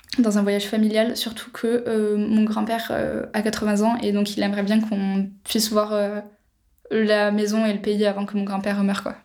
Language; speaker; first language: French; native; French